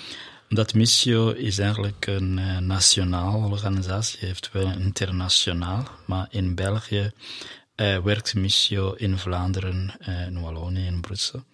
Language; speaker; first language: Dutch; non-native, fluent; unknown